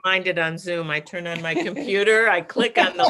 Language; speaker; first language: English; native; English